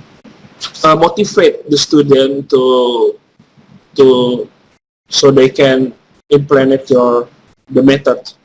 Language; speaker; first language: English; non-native, fluent; Indonesian